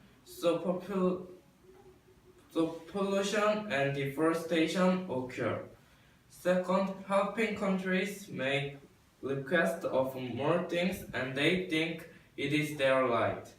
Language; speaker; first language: English; non-native, learner; Korean